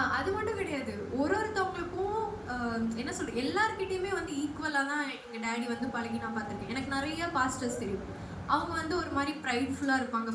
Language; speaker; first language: Tamil; non-native, local second language; Telugu